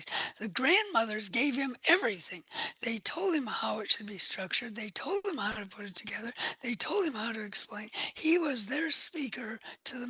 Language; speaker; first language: English; native; English